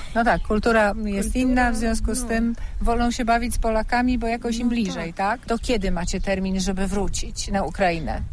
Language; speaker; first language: Ukrainian; non-native, learner; Polish